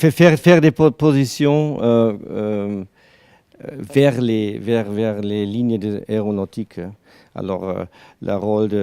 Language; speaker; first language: French; non-native, learner; German